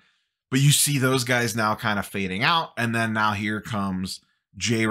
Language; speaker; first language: English; native; English